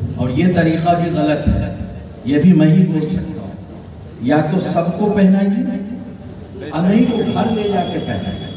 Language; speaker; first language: Urdu; native; Urdu